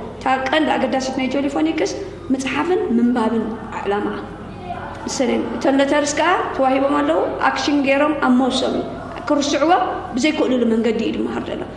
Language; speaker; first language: Tigrinya; native; Tigrinya